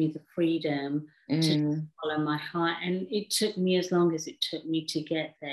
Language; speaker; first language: English; early bilingual, other home language; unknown